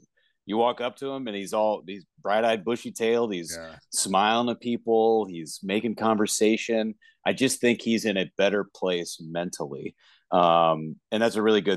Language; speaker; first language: English; native; English